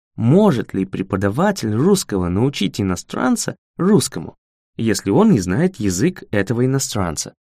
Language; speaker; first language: Russian; non-native, fluent; English